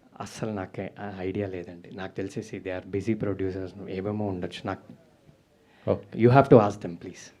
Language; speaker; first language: Telugu; native; Telugu